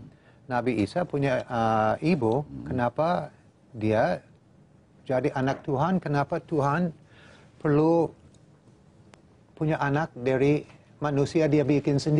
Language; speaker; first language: Indonesian; non-native, fluent; English